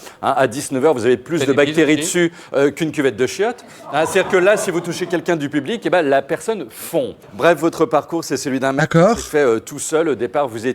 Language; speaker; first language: French; native; French